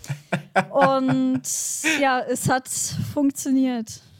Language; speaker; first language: German; native; German